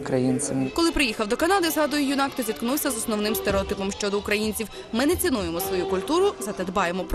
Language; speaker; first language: Ukrainian; native; Ukrainian